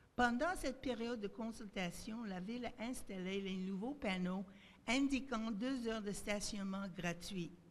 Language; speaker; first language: French; native; French